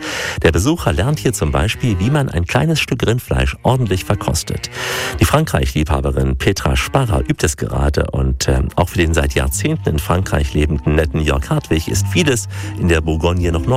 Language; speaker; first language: German; native; German